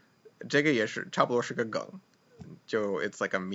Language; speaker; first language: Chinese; non-native, fluent; English